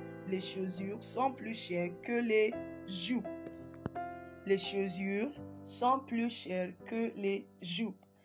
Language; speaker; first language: French; non-native, fluent; Yoruba